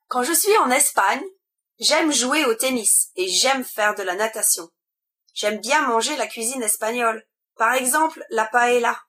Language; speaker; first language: French; non-native, learner; English